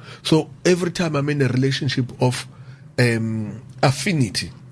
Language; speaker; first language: English; non-native, local second language; Zulu